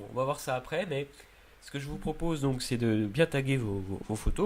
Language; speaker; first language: French; native; French